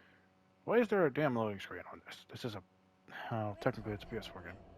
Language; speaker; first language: English; native; English